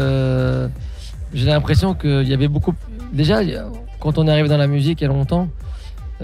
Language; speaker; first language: French; native; French